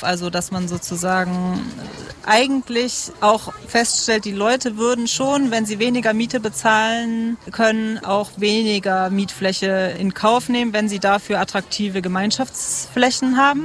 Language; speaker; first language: German; native; German